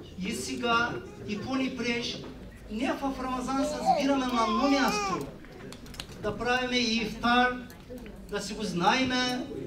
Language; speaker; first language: Bulgarian; non-native, local second language; Turkish